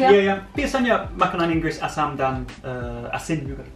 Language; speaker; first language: Indonesian; non-native, learner; English